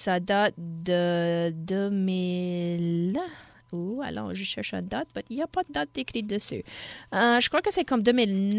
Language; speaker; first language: French; non-native, local second language; English